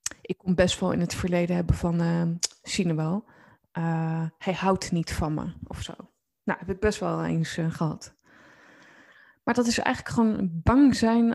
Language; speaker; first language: Dutch; native; Dutch